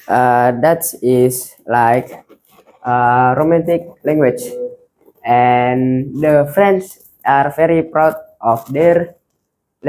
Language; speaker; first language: English; non-native, learner; Indonesian